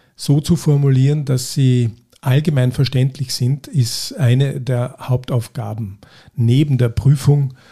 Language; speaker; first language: German; native; German